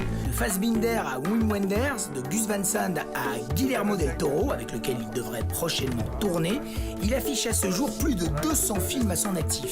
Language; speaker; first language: French; native; French